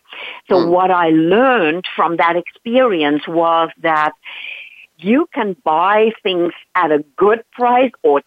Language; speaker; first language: English; non-native, local second language; Dutch